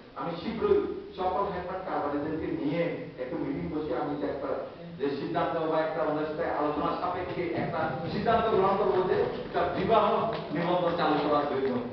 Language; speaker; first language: Bangla; non-native, local second language; Marma